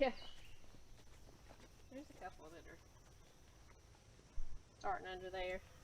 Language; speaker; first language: English; native; English